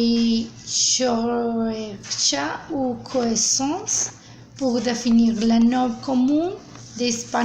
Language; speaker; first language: French; non-native, learner; Spanish